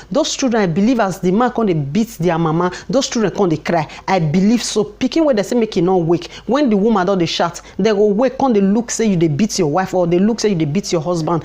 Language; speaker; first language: Nigerian Pidgin; non-native, local second language; Bini